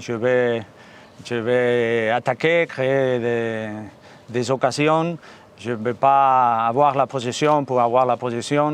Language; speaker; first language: French; non-native, fluent; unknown